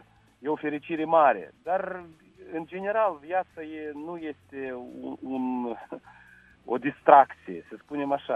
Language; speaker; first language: Romanian; non-native, local second language; Russian